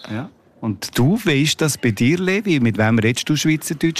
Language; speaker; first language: German; native; German